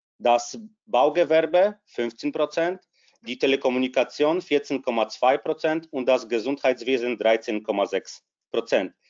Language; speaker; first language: German; non-native, fluent; Polish